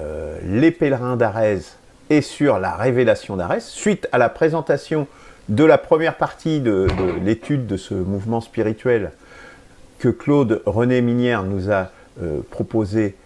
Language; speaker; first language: French; native; French